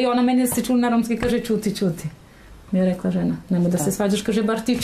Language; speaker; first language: Serbian; native; Serbian